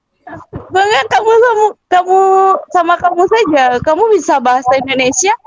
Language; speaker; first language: Indonesian; non-native, local second language; Minangkabau